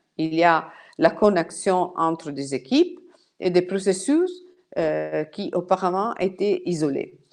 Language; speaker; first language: French; non-native, fluent; Italian